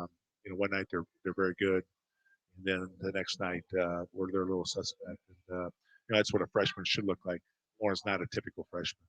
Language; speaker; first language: English; native; English